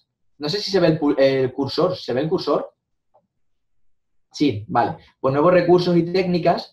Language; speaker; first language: Spanish; native; Spanish